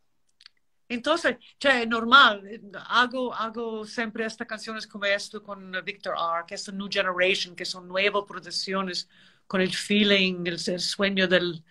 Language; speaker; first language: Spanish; non-native, learner; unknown